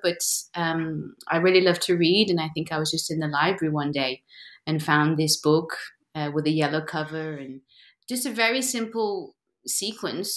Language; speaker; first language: English; native; English